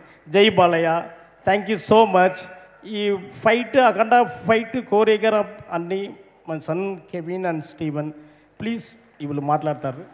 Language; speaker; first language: Telugu; non-native, learner; Tamil